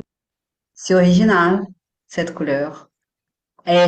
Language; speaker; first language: French; non-native, fluent; Portuguese